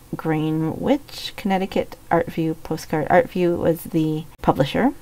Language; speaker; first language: English; native; English